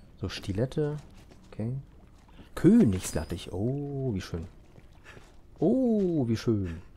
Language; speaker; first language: German; native; German